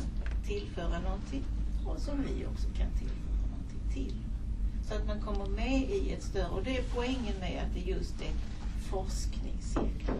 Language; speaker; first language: Swedish; native; Swedish